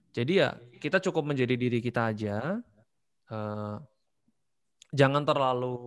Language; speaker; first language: Indonesian; native; Indonesian